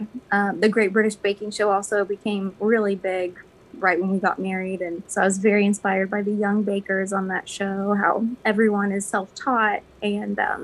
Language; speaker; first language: English; native; English